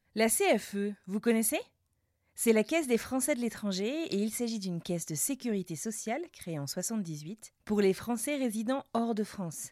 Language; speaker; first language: French; native; French